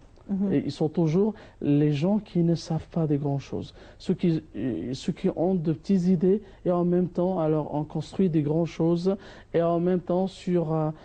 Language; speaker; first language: French; non-native, fluent; Arabic